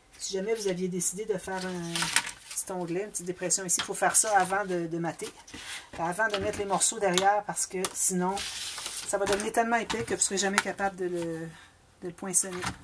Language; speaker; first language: French; native; French